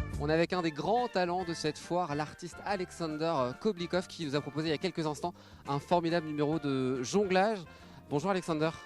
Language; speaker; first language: French; native; French